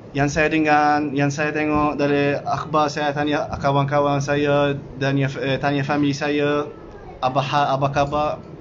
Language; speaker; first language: Malay; non-native, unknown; Arabic